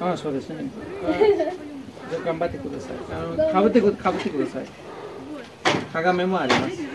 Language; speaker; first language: Japanese; non-native, learner; Nepali